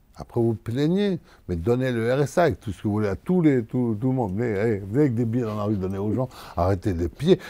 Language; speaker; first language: French; native; French